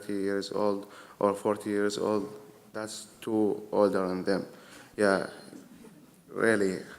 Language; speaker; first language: English; non-native, learner; Arabic